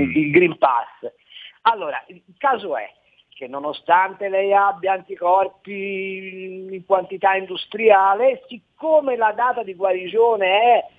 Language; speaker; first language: Italian; native; Italian